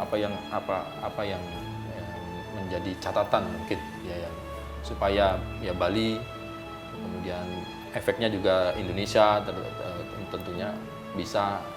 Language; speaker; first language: Indonesian; native; Indonesian